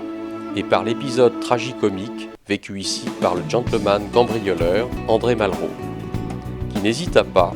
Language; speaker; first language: French; native; French